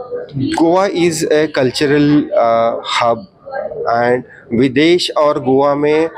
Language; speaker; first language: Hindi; non-native, local second language; Marathi